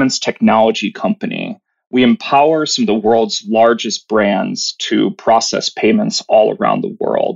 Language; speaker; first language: English; native; English